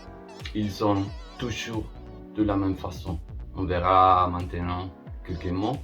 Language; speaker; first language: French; non-native, learner; Spanish